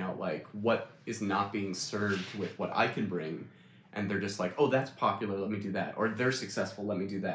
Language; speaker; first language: English; native; English